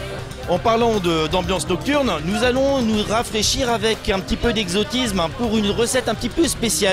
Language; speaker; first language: French; native; French